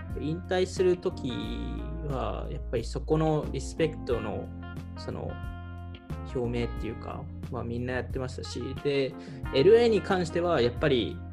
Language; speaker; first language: Japanese; early bilingual, heritage; Japanese